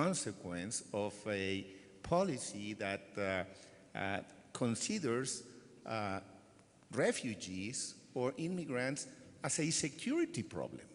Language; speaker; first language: English; non-native, fluent; Spanish